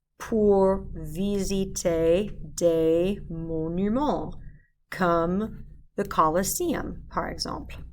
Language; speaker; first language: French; non-native, fluent; English